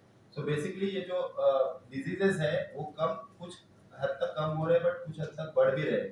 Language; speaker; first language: Hindi; non-native, local second language; Marathi